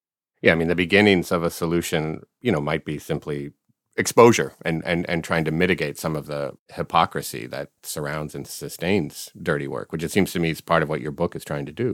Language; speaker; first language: English; native; English